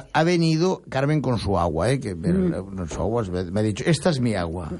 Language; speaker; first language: Spanish; native; Spanish